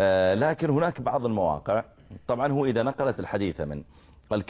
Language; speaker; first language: Arabic; native; Arabic